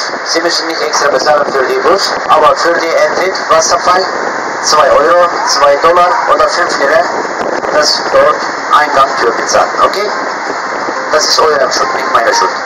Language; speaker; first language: German; non-native, learner; Turkish